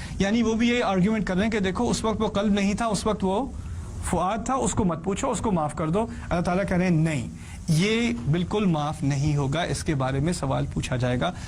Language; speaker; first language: Urdu; early bilingual, heritage; Urdu